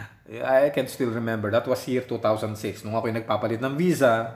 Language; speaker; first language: English; non-native, local second language; Filipino